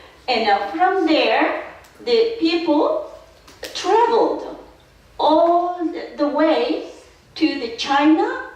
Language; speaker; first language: English; non-native, fluent; Korean